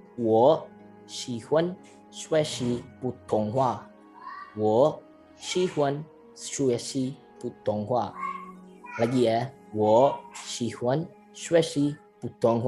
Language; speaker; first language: Chinese; non-native, learner; Indonesian